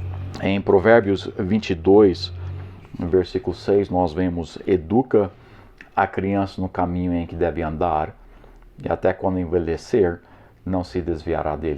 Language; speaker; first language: Portuguese; non-native, fluent; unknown